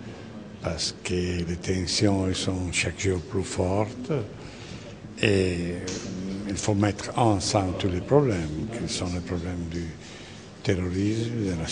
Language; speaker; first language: French; non-native, fluent; Italian